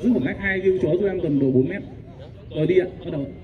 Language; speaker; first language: Vietnamese; native; Vietnamese